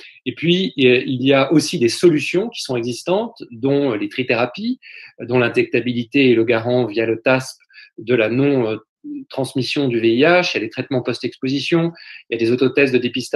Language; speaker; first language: French; native; French